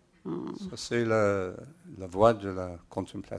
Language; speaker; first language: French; non-native, learner; English